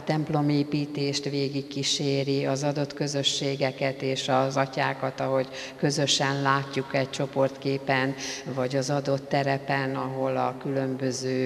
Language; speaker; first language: Hungarian; native; Hungarian